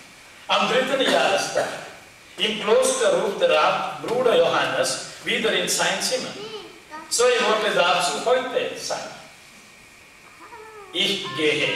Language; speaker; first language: German; non-native, learner; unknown